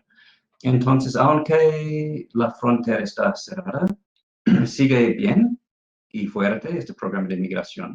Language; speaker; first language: Spanish; non-native, fluent; English